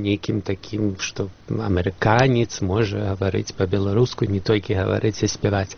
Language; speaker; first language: Belarusian; early bilingual, heritage; Belarusian